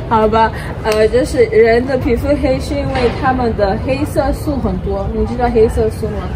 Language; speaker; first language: Chinese; non-native, fluent; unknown